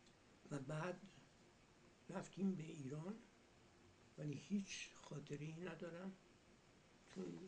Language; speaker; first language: Persian; early bilingual, heritage; Persian